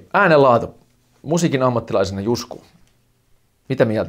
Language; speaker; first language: Finnish; native; Finnish